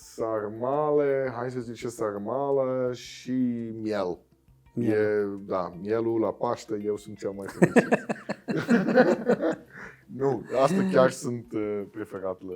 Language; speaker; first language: Romanian; non-native, fluent; Dutch